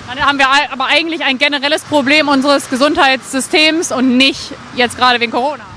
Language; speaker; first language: German; native; German